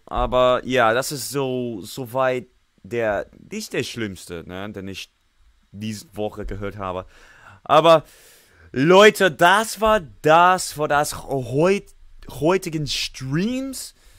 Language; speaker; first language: German; non-native, learner; English